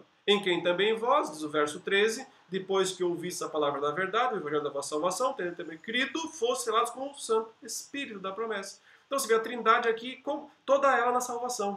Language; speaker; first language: Portuguese; native; Portuguese